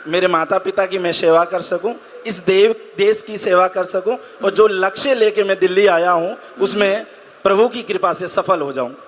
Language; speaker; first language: Hindi; native; Hindi